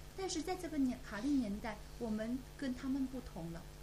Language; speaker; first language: Chinese; native; Chinese